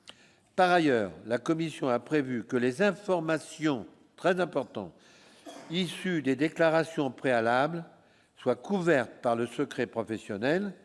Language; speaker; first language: French; native; French